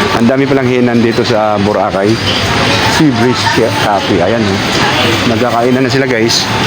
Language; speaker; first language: Filipino; non-native, local second language; Cebuano